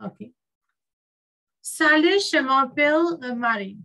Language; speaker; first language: French; non-native, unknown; Sinhala